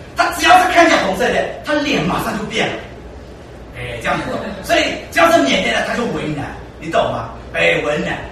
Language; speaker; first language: Chinese; early bilingual, heritage; Chinese